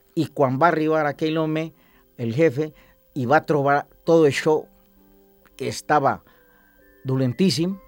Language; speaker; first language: Catalan; non-native, learner; Spanish